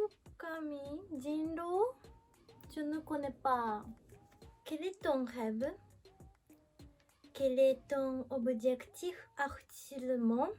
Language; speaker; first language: French; non-native, learner; Japanese